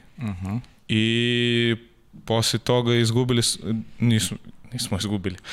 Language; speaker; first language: Serbian; non-native, learner; Russian